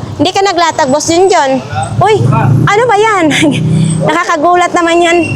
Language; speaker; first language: Filipino; non-native, local second language; Cebuano